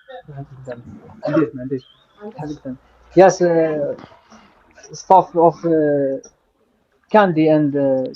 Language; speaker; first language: English; non-native, learner; Arabic